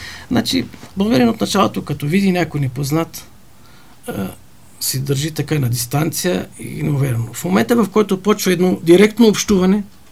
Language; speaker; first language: Bulgarian; non-native, fluent; Arabic